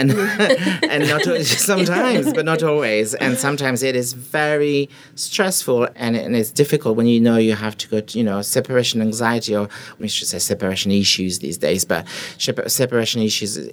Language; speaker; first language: English; non-native, fluent; French